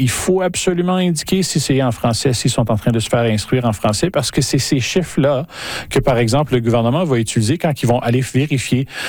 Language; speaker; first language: French; native; French